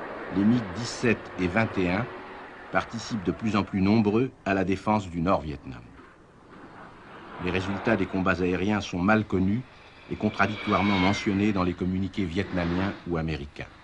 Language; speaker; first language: French; native; French